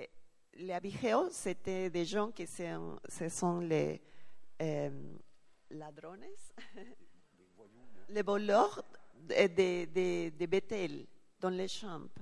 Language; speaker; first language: French; non-native, learner; Spanish